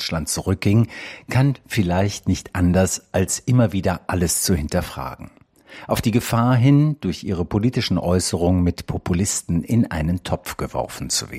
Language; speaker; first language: German; native; German